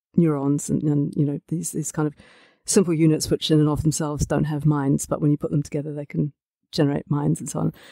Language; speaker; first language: English; native; English